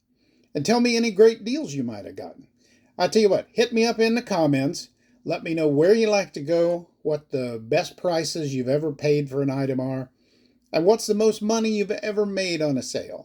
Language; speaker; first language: English; native; English